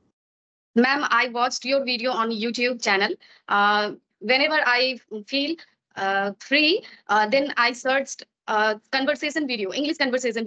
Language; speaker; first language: English; non-native, learner; Maithili